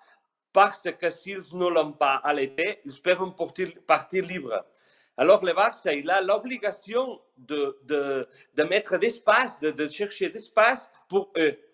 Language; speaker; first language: French; non-native, fluent; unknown